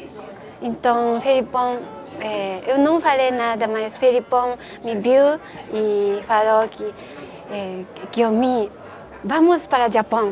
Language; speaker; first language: Portuguese; non-native, fluent; Japanese